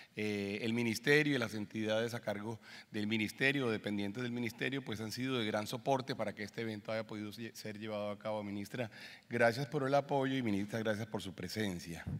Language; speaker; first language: Spanish; native; Spanish